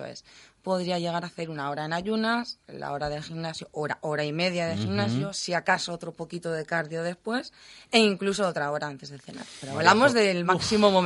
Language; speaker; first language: Spanish; native; Spanish